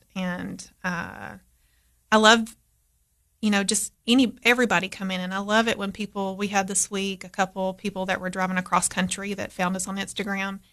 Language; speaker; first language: English; native; English